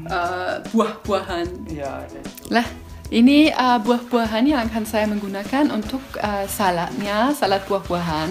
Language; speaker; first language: Indonesian; non-native, fluent; German